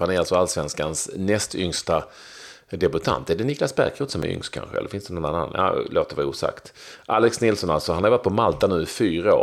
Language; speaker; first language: Swedish; native; Swedish